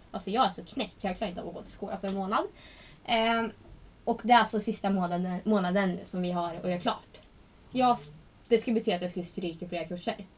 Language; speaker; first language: Swedish; native; Swedish